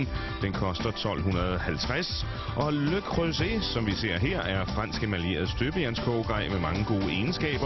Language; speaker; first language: Danish; native; Danish